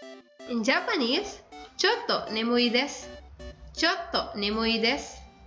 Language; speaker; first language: Japanese; non-native, fluent; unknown